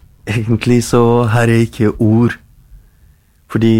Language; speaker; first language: Norwegian; non-native, learner; Kurdish